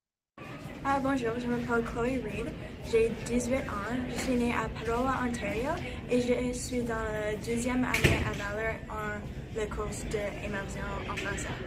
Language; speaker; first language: French; non-native, learner; English